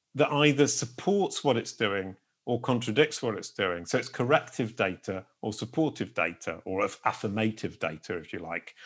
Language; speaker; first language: English; native; English